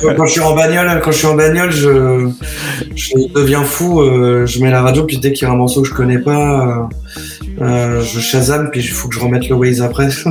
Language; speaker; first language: French; native; French